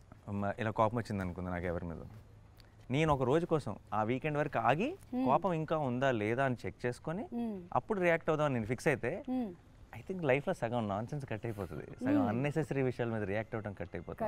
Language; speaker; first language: Telugu; native; Telugu